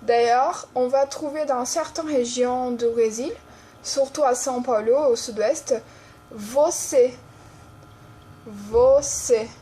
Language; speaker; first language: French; non-native, fluent; Portuguese